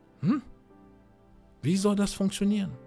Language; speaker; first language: German; non-native, fluent; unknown